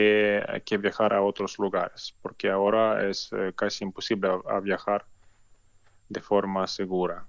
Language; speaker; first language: Spanish; non-native, learner; Ukrainian